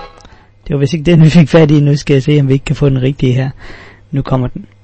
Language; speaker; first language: Danish; native; Danish